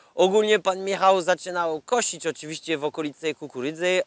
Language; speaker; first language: Polish; non-native, learner; French